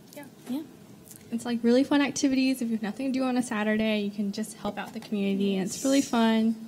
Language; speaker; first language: English; native; English